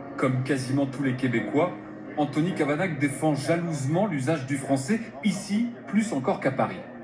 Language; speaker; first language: French; native; French